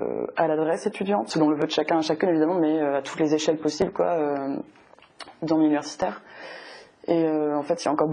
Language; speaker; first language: French; native; French